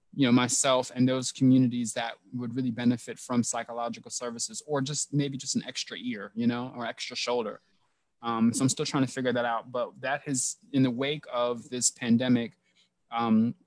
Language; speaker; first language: English; native; English